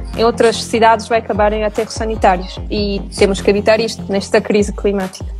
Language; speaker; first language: Portuguese; non-native, fluent; Italian